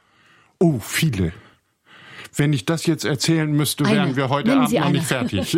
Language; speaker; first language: German; native; German